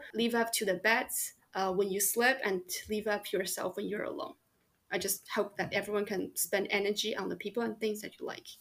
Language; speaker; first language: English; non-native, fluent; Chinese